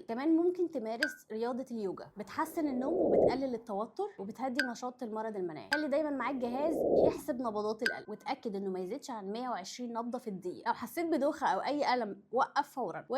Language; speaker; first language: Arabic; native; Arabic